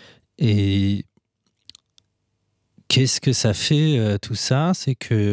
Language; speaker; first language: French; non-native, fluent; Persian